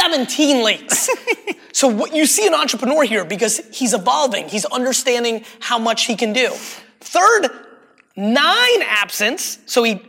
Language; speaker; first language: English; early bilingual, other home language; Russian